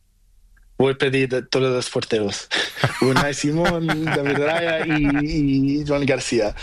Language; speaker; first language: Spanish; non-native, learner; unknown